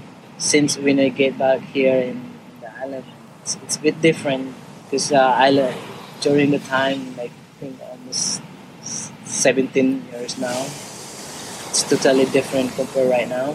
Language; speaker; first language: English; non-native, local second language; Surigaonon